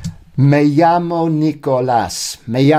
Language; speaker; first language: Spanish; non-native, learner; English